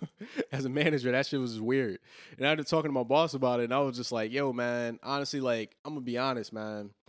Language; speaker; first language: English; native; English